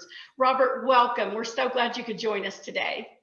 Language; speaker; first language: English; native; English